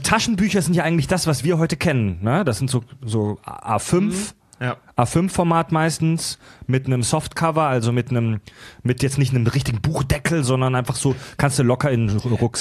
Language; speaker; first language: German; native; German